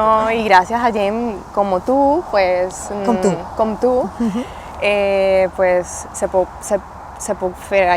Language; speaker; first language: Catalan; non-native, learner; Spanish